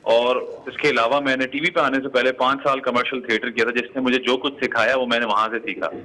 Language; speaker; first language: Urdu; native; Urdu